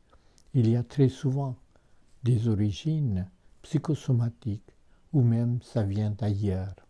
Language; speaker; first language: French; non-native, fluent; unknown